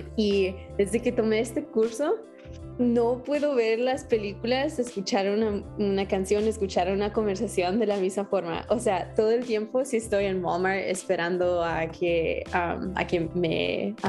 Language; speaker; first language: Spanish; early bilingual, heritage; Spanish